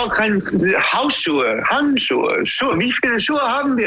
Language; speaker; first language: German; non-native, learner; English